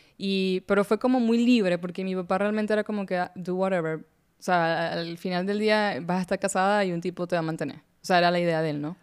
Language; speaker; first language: Spanish; native; Spanish